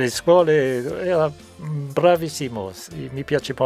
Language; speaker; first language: Italian; non-native, learner; French